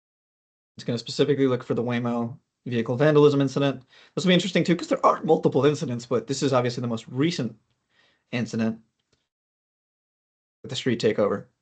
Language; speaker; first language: English; native; English